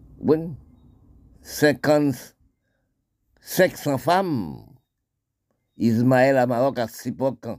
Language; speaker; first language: French; non-native, local second language; Haitian Creole